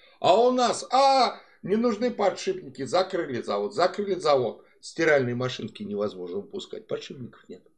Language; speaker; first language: Russian; native; Russian